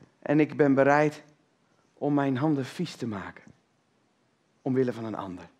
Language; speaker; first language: Dutch; native; Dutch